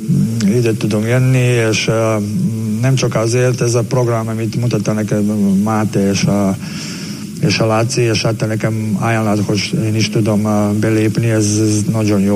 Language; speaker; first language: Hungarian; non-native, learner; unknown